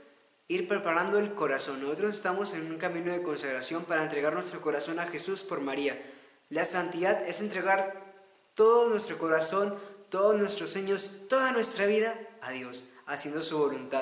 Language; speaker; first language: Spanish; native; Spanish